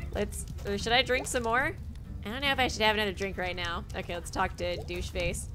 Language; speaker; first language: English; native; English